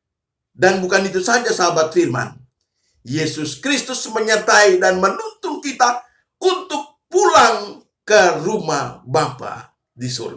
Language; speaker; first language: Indonesian; native; Indonesian